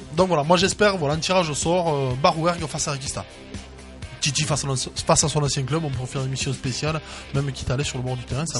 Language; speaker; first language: French; native; French